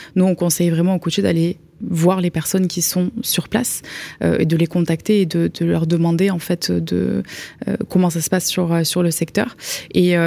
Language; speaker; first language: French; native; French